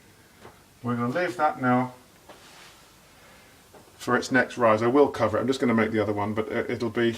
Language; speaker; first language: English; native; English